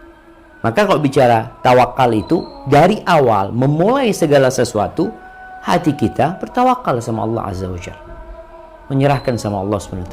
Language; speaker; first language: Indonesian; native; Indonesian